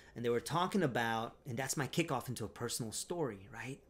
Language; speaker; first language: English; non-native, fluent; Romanian